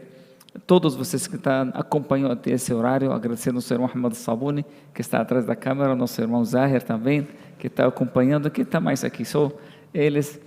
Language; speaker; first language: Portuguese; non-native, fluent; Arabic